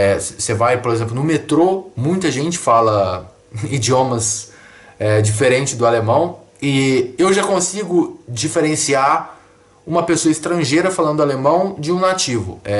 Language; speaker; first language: Portuguese; native; Portuguese